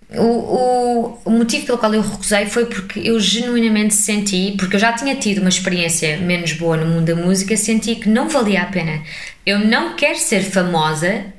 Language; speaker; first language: Portuguese; early bilingual, heritage; English